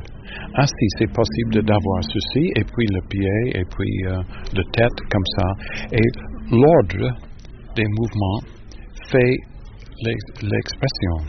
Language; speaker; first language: French; non-native, learner; English